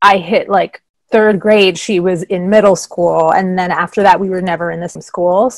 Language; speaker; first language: English; native; English